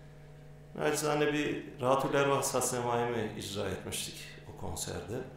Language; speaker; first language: Turkish; native; Turkish